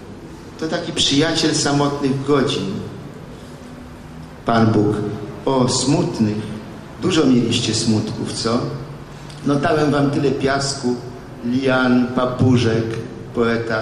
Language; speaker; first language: Polish; native; Polish